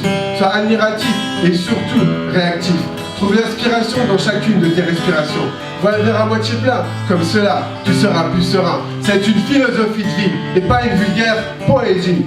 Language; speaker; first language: French; native; French